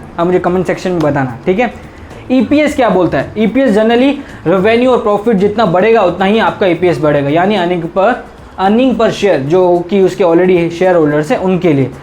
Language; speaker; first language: Hindi; native; Hindi